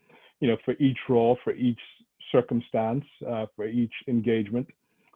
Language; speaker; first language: English; non-native, local second language; Yoruba